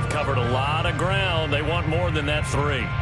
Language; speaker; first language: English; native; English